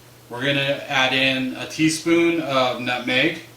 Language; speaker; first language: English; native; English